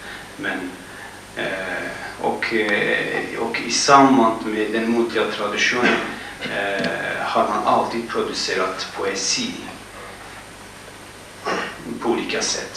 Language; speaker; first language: Swedish; non-native, fluent; Kurdish